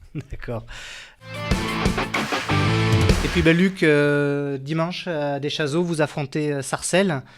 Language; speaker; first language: French; native; French